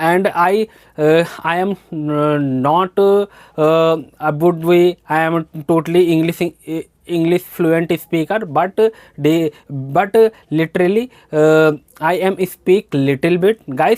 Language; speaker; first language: English; non-native, learner; Hindi